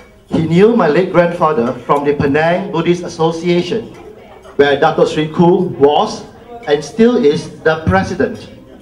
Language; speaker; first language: English; non-native, local second language; Min Nan Chinese